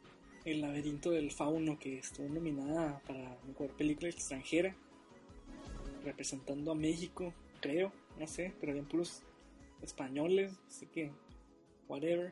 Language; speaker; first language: Spanish; native; Spanish